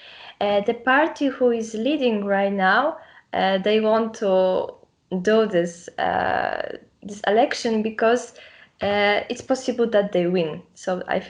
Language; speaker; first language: English; non-native, learner; Polish